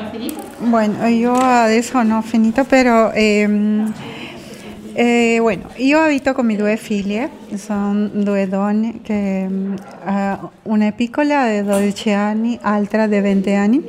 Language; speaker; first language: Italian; non-native, learner; Spanish